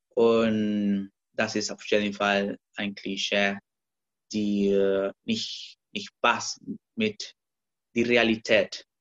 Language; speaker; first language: German; non-native, learner; Spanish